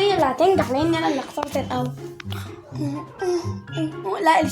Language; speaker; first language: Arabic; native; Arabic